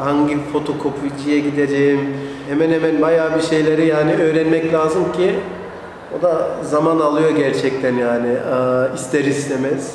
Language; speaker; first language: Turkish; early bilingual, heritage; Turkish